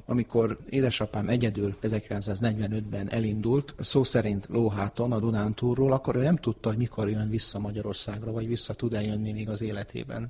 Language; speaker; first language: Hungarian; early bilingual, heritage; Hungarian